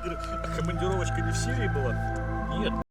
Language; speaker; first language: Russian; non-native, local second language; Ukrainian